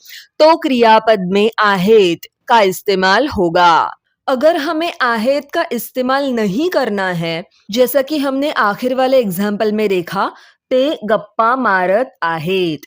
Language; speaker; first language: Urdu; non-native, local second language; Marathi